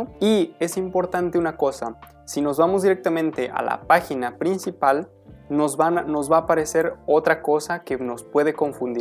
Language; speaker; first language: Spanish; native; Spanish